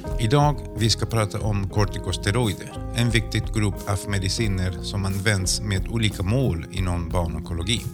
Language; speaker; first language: Swedish; non-native, fluent; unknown